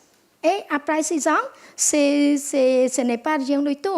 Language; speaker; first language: French; non-native, local second language; Khmer